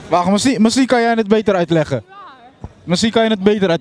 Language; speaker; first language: Dutch; native; Dutch